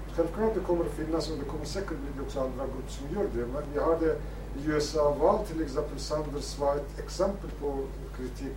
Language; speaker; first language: Swedish; non-native, fluent; Kurdish